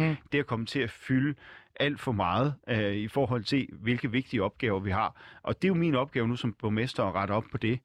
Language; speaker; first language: Danish; native; Danish